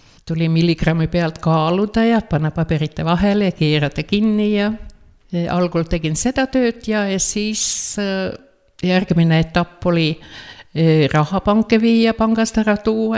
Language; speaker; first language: Estonian; non-native, fluent; Latvian